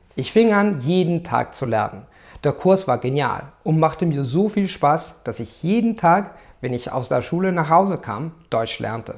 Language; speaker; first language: German; non-native, fluent; Italian